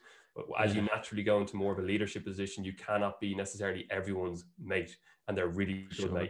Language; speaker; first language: English; native; English